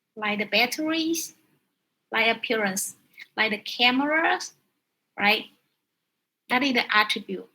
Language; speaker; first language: English; non-native, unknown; Vietnamese